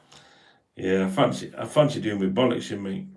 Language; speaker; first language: English; native; English